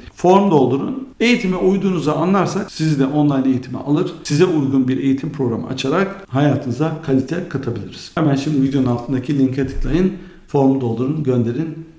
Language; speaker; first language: Turkish; early bilingual, heritage; Turkish